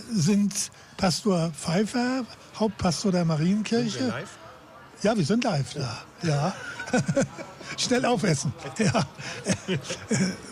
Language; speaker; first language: German; native; German